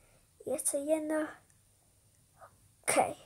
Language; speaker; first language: Polish; early bilingual, heritage; Polish